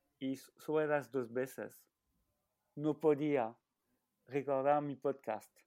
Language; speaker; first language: Spanish; non-native, learner; French